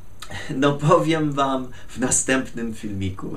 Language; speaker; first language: Polish; non-native, fluent; English